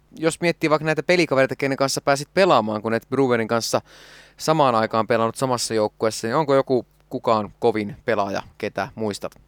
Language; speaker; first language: Finnish; native; Finnish